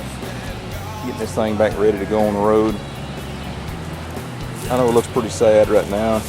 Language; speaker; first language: English; native; English